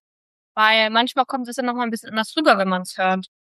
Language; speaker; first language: German; native; German